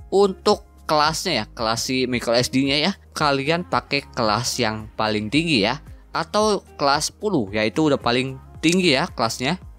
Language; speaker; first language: Indonesian; native; Indonesian